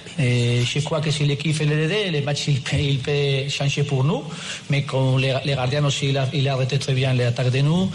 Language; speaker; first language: French; non-native, learner; Spanish